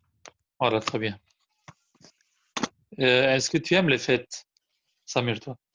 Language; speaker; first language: French; non-native, fluent; Albanian